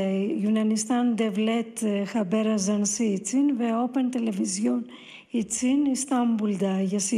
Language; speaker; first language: Turkish; non-native, fluent; Greek